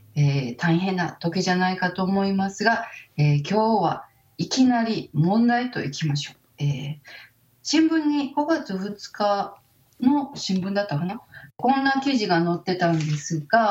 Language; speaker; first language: Japanese; native; Japanese